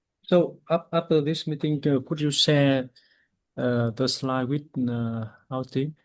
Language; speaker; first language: English; non-native, fluent; Vietnamese